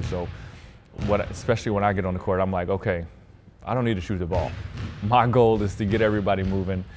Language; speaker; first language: English; native; English